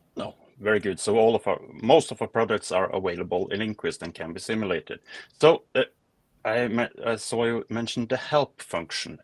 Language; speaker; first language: English; non-native, fluent; Norwegian